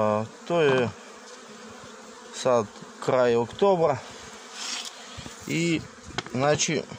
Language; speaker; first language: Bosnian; non-native, learner; Russian